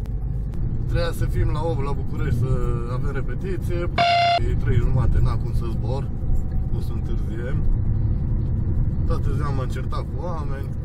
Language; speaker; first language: Romanian; native; Romanian